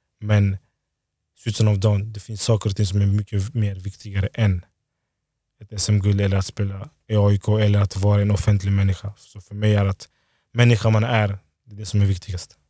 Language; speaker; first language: Swedish; early bilingual, other home language; Lingala